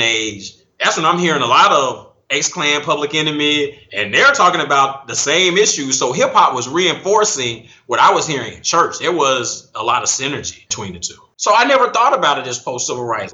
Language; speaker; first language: English; native; English